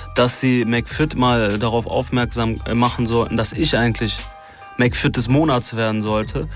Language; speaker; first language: German; native; German